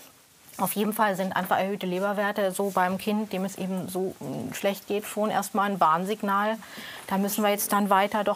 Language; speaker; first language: German; native; German